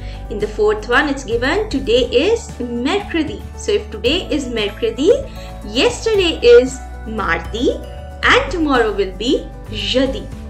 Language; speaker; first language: English; non-native, local second language; Hindi